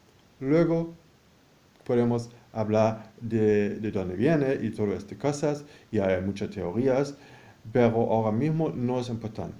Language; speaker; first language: Spanish; non-native, fluent; German